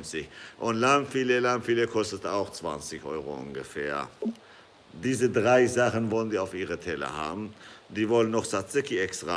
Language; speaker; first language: German; non-native, fluent; Kurdish